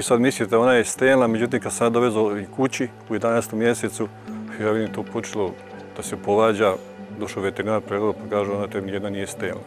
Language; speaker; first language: Croatian; native; Croatian